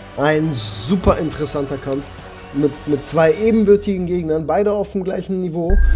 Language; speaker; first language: German; early bilingual, other home language; Armenian